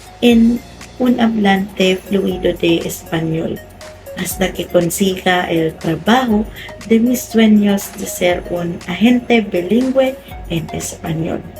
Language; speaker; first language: Spanish; non-native, learner; Filipino